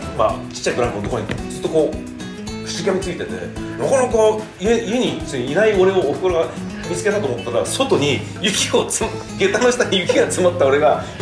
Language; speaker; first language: Japanese; early bilingual, heritage; Japanese